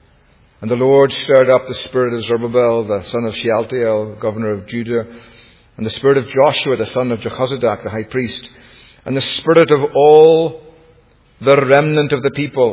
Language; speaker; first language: English; native; English